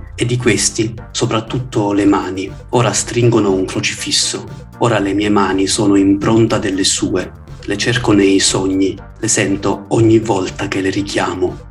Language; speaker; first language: Italian; native; Italian